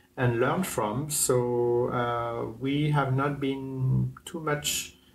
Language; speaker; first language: English; non-native, fluent; French